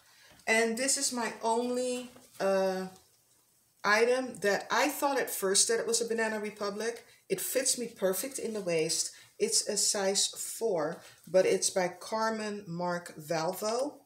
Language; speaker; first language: English; non-native, fluent; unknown